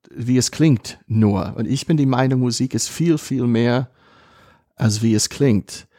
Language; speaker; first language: German; non-native, fluent; English